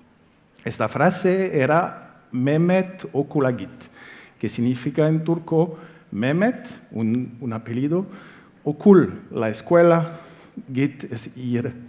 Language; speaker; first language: Spanish; non-native, fluent; French